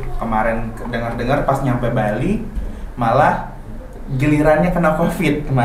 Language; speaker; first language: Indonesian; native; Indonesian